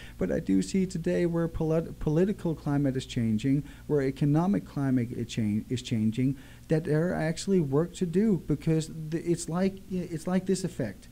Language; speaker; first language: English; non-native, fluent; Danish